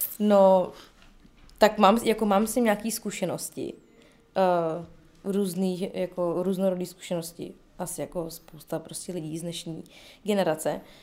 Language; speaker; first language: Czech; early bilingual, other home language; Bulgarian